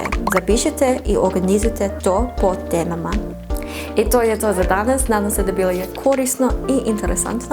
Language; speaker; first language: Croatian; non-native, learner; English